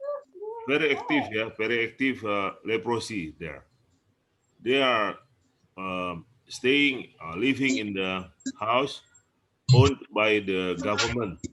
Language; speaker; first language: English; non-native, learner; Indonesian